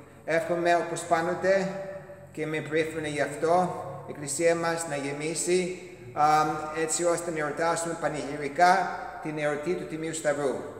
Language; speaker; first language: Greek; early bilingual, heritage; Greek